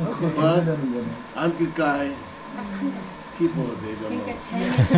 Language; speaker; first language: English; non-native, learner; Korean